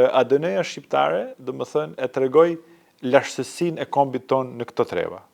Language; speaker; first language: Albanian; native; Albanian